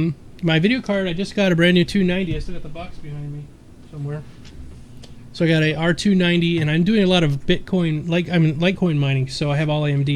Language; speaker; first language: English; native; English